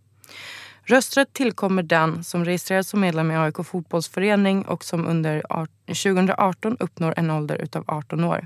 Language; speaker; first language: Swedish; native; Swedish